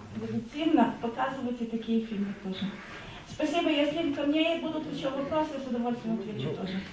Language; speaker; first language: Russian; non-native, learner; Hebrew